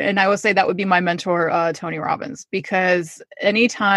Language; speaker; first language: English; native; English